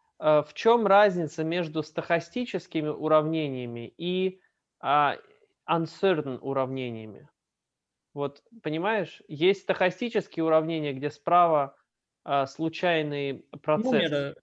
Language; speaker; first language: Russian; native; Russian